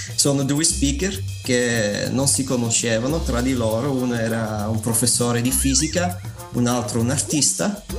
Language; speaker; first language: Italian; non-native, fluent; Dutch